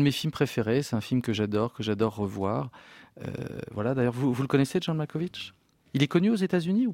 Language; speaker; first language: French; native; French